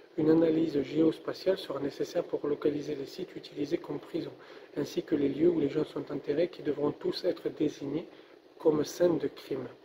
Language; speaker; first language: French; native; French